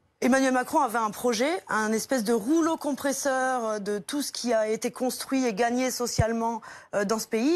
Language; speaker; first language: French; native; French